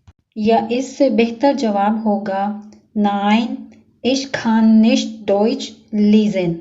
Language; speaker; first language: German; non-native, learner; Urdu